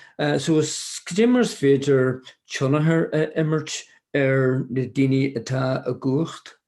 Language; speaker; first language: Irish; non-native, local second language; English